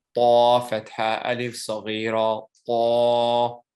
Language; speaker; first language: Arabic; non-native, learner; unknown